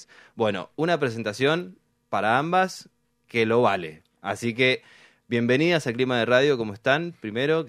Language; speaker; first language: Spanish; native; Spanish